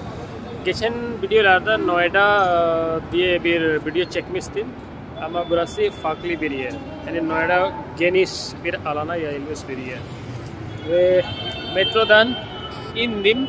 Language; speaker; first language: Turkish; non-native, fluent; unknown